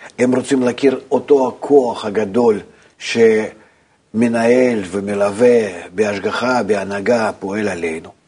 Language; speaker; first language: Hebrew; non-native, fluent; Russian